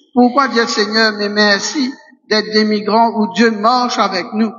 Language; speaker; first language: French; non-native, local second language; Morisyen